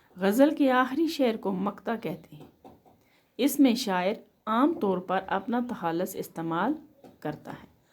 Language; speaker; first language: Urdu; non-native, local second language; Kashmiri